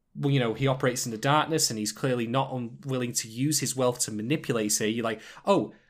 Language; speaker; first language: English; native; English